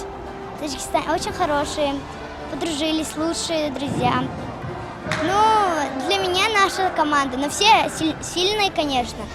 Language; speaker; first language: Russian; non-native, learner; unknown